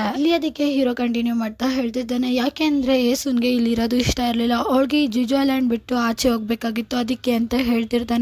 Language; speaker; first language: Kannada; native; Kannada